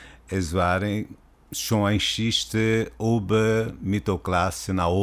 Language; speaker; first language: German; non-native, learner; Portuguese